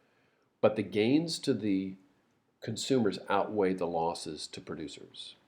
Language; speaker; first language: English; native; English